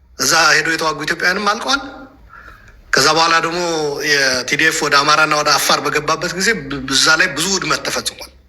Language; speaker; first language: Amharic; non-native, local second language; Tigrinya